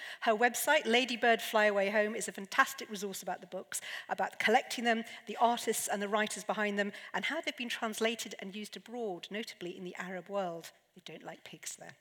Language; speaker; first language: English; native; English